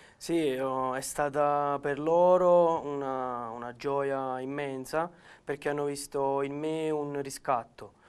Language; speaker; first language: Italian; native; Italian